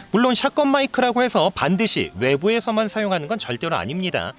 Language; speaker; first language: Korean; native; Korean